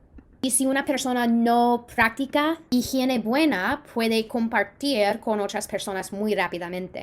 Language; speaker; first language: Spanish; non-native, fluent; English